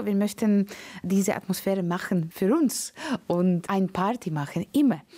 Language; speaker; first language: German; non-native, learner; Latvian